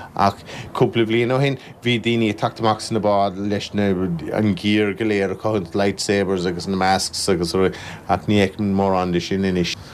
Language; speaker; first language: Irish; native; Irish